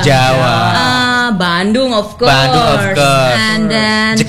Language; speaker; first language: English; non-native, learner; Indonesian